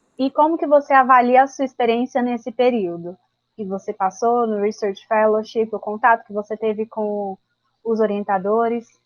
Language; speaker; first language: Portuguese; native; Portuguese